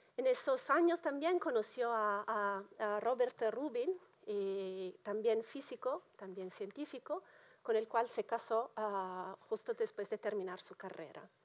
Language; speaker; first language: Spanish; non-native, fluent; Italian